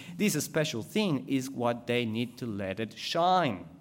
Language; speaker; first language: English; non-native, fluent; Spanish